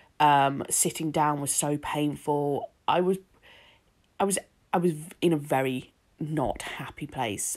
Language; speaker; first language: English; native; English